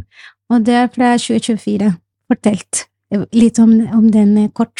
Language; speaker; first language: Norwegian; non-native, learner; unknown